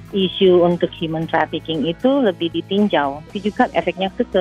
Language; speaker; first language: Indonesian; native; Indonesian